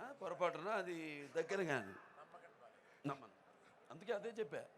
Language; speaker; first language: Telugu; native; Telugu